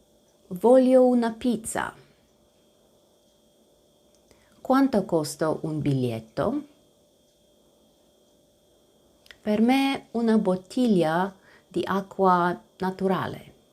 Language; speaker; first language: Italian; non-native, learner; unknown